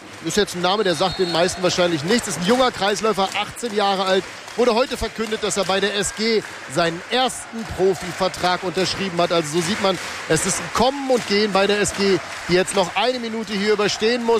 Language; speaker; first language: German; native; German